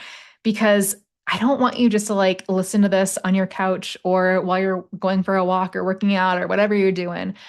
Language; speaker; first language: English; native; English